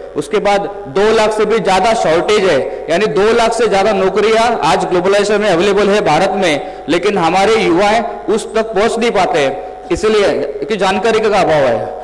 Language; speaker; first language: Hindi; non-native, local second language; Marathi